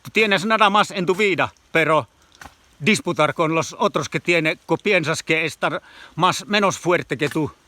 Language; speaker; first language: Spanish; non-native, learner; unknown